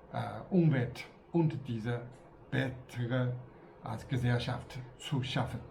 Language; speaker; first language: German; non-native, learner; Chinese